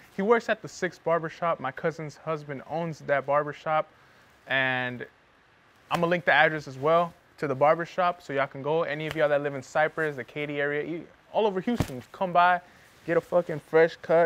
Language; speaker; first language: English; native; English